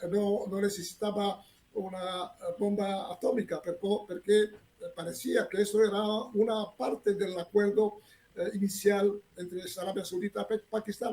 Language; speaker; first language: Spanish; non-native, fluent; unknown